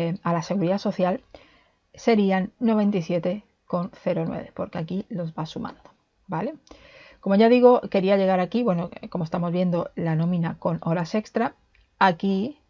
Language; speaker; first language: Spanish; native; Spanish